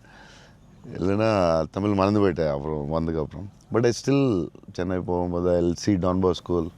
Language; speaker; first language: Tamil; non-native, local second language; Telugu